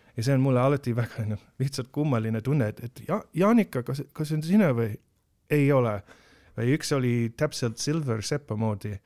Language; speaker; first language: Estonian; non-native, fluent; English